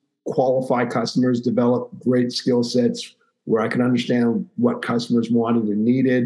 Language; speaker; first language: English; native; English